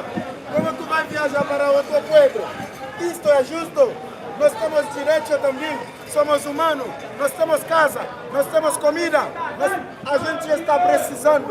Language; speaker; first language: Portuguese; non-native, learner; Haitian Creole